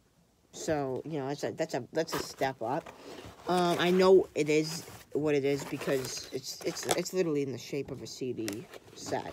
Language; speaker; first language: English; native; English